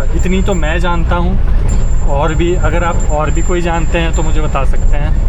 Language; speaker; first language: Hindi; non-native, local second language; Kannada